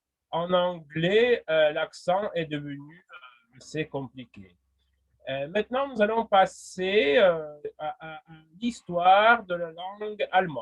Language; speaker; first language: French; non-native, fluent; Russian